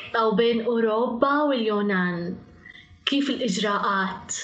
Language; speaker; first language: Arabic; native; Arabic